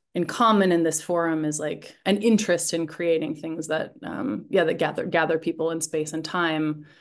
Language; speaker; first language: English; native; English